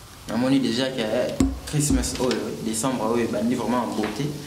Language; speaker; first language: French; non-native, local second language; Lingala